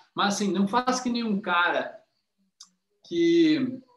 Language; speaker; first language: Portuguese; native; Portuguese